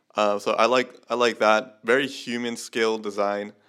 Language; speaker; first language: English; native; English